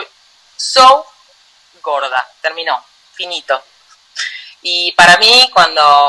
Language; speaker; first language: Portuguese; non-native, learner; Spanish